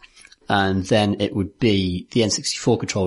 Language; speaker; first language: English; native; English